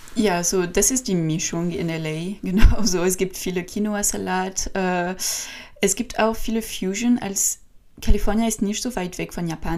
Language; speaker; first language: German; non-native, learner; French